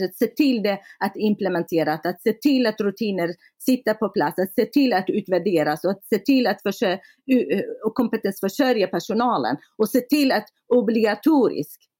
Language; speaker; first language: Swedish; non-native, fluent; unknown